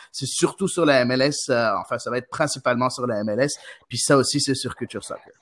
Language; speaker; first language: French; non-native, local second language; Arabic